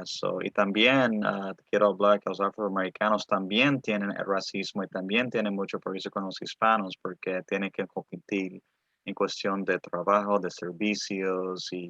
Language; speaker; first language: Spanish; early bilingual, other home language; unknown